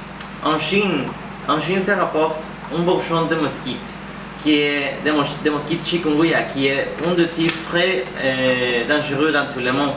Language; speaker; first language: French; non-native, learner; Spanish